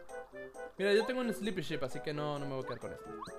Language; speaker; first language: Spanish; native; Spanish